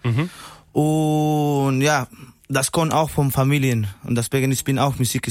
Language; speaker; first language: German; non-native, learner; Spanish